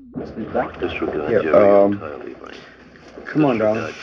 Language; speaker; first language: English; native; English